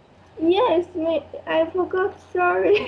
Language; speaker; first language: English; non-native, learner; French